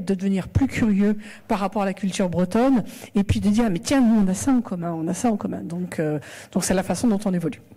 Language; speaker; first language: French; native; French